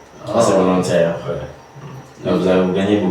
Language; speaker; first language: French; non-native, learner; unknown